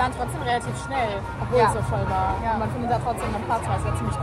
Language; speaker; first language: German; native; German